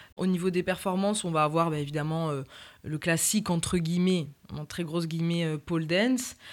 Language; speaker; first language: French; native; French